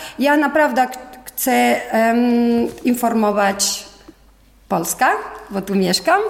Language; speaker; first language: Polish; non-native, learner; Spanish